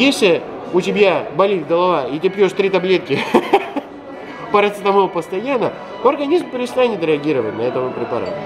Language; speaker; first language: Russian; non-native, fluent; Greek